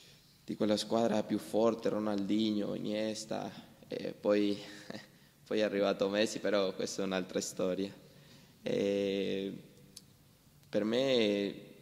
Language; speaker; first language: Italian; non-native, learner; Spanish